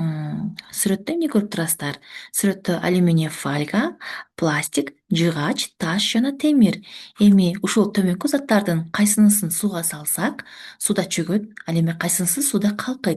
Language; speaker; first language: Kyrgyz; native; Kyrgyz